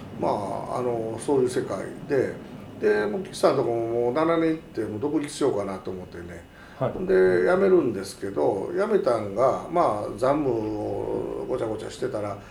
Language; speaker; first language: Japanese; native; Japanese